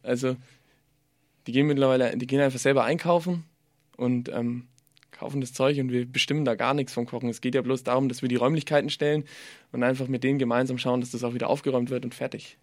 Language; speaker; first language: German; native; German